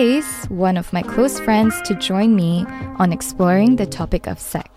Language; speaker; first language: English; non-native, local second language; Chinese